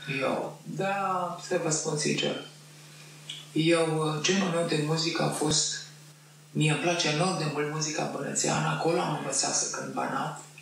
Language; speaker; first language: Romanian; native; Romanian